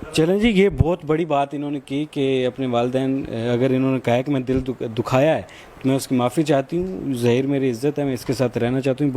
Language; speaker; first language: Urdu; native; Urdu